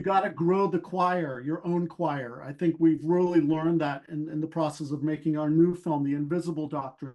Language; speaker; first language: English; native; English